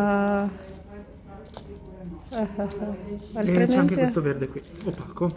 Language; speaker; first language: Italian; native; Italian